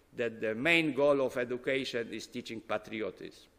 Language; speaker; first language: English; non-native, fluent; Polish